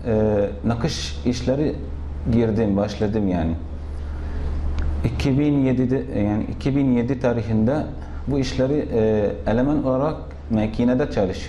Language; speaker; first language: Turkish; non-native, fluent; Arabic